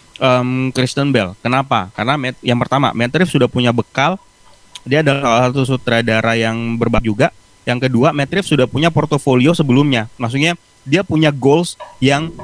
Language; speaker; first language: Indonesian; native; Indonesian